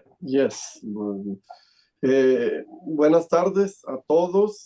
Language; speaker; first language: Spanish; native; Spanish